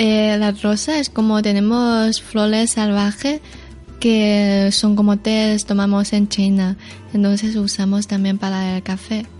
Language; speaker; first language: Spanish; non-native, learner; Chinese